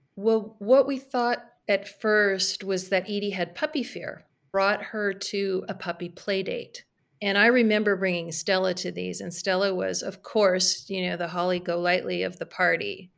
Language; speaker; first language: English; native; English